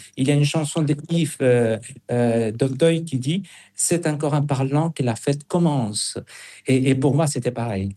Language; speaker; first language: French; non-native, fluent; Spanish